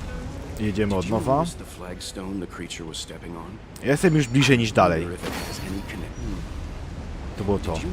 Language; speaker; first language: Polish; native; Polish